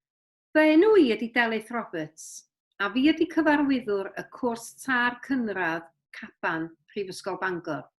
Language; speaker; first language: Welsh; native; Welsh